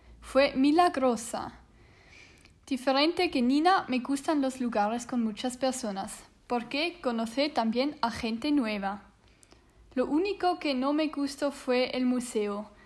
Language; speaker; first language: Spanish; non-native, learner; Swiss German